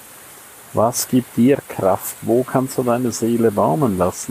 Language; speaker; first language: German; native; German